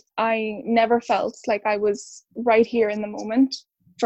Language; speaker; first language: English; native; English